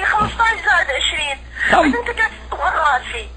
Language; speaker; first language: Arabic; native; Arabic